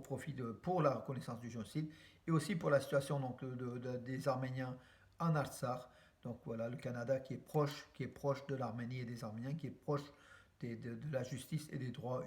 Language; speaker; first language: French; native; French